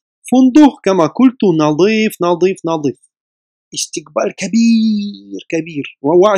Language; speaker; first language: Arabic; non-native, fluent; Russian